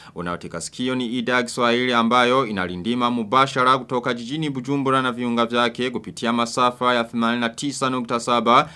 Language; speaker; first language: Swahili; non-native, local second language; Rundi